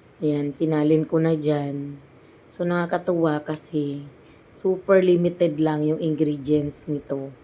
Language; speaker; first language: Filipino; native; Filipino